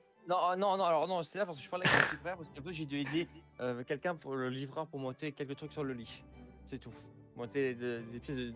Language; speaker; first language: French; native; French